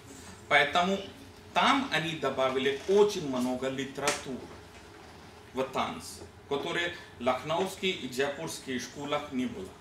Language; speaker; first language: Russian; non-native, learner; Hindi